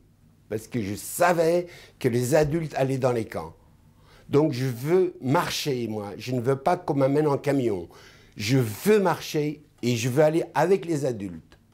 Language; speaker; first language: French; non-native, fluent; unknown